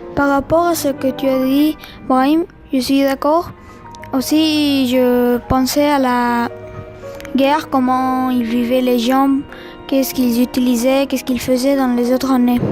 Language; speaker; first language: French; non-native, learner; Spanish